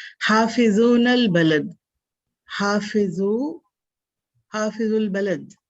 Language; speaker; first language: Arabic; non-native, learner; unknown